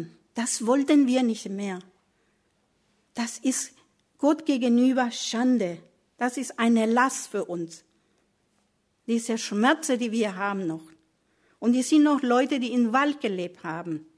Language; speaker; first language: German; non-native, learner; Spanish